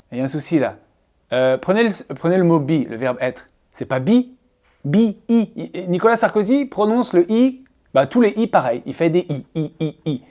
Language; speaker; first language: French; native; French